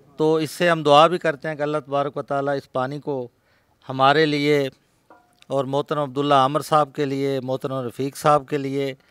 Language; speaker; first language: Urdu; non-native, local second language; Punjabi